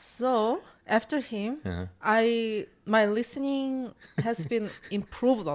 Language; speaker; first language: English; non-native, learner; Korean